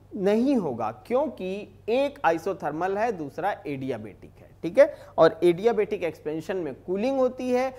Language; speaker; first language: Hindi; native; Hindi